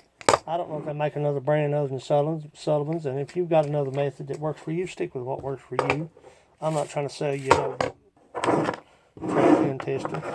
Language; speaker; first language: English; native; English